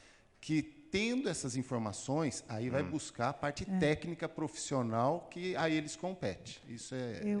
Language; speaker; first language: Portuguese; native; Portuguese